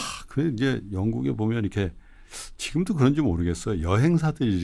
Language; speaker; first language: Korean; native; Korean